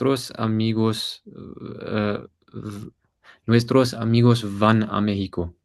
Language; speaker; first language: Spanish; non-native, learner; English